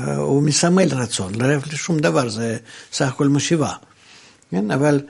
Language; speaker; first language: Hebrew; non-native, fluent; Russian